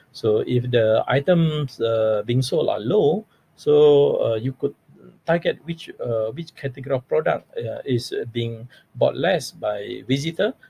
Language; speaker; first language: English; non-native, local second language; Malay